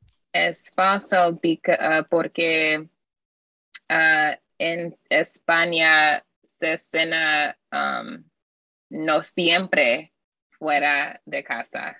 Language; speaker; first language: Spanish; non-native, learner; English